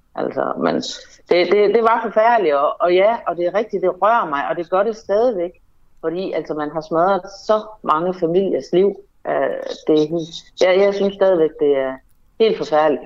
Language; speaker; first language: Danish; native; Danish